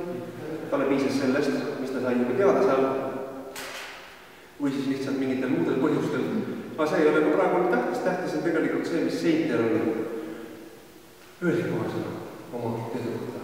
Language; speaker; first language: Estonian; native; Estonian